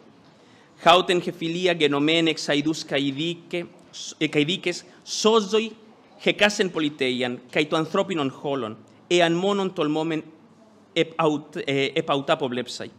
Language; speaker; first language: Greek; non-native, fluent; Spanish